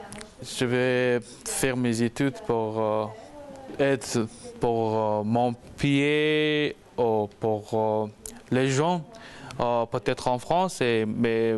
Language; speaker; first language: French; non-native, learner; Persian